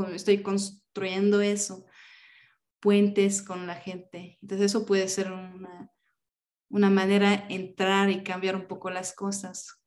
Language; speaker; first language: Spanish; non-native, fluent; French